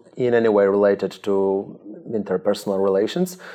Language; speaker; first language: English; non-native, fluent; Polish